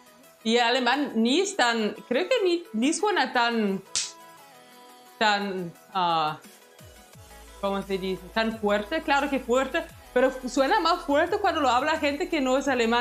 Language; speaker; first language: Spanish; non-native, fluent; German